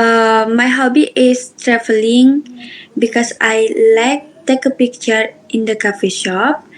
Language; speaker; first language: English; non-native, learner; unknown